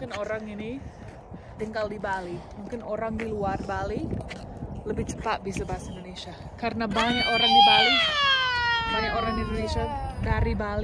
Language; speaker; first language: Indonesian; non-native, learner; English